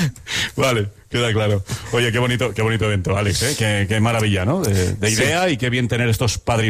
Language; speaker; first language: Spanish; native; Spanish